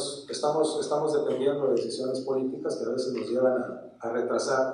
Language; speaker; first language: Spanish; native; Spanish